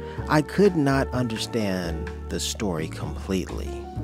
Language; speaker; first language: English; native; English